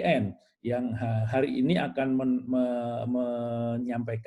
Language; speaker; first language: Indonesian; native; Indonesian